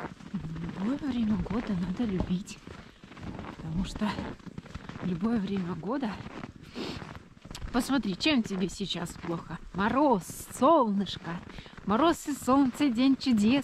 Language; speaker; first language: Russian; native; Russian